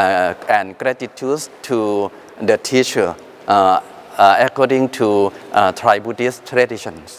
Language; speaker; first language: English; non-native, fluent; Thai